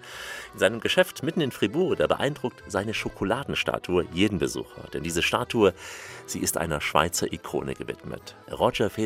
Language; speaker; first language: German; native; German